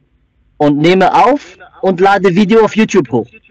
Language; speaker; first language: German; native; German